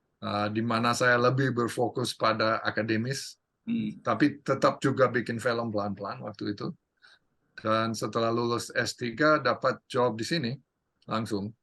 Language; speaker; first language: Indonesian; non-native, fluent; English